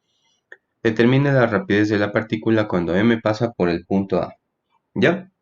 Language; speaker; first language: Spanish; native; Spanish